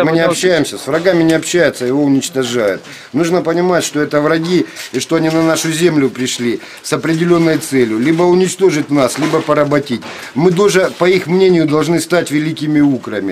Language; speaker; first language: Russian; native; Russian